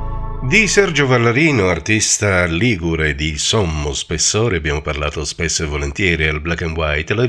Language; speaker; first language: Italian; native; Italian